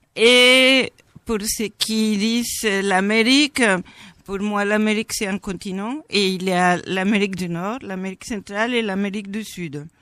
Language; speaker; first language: French; non-native, fluent; Spanish